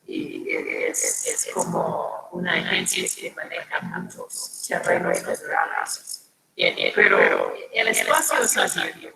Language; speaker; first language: Spanish; non-native, fluent; English